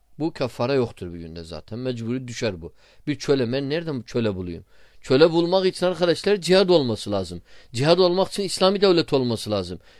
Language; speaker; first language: Turkish; non-native, fluent; Arabic